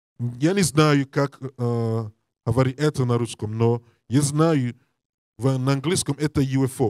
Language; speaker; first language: Russian; non-native, learner; English